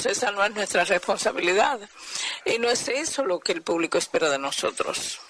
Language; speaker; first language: Spanish; non-native, fluent; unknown